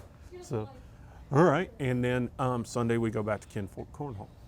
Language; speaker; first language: English; native; English